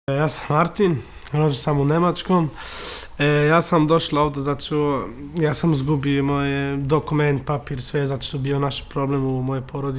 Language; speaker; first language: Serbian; early bilingual, heritage; German